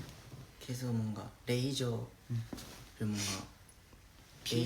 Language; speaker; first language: Korean; non-native, fluent; Japanese